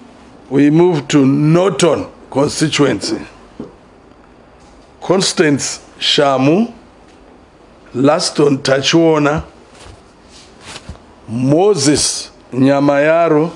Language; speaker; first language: English; non-native, local second language; Shona